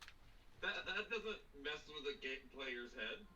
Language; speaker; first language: English; native; English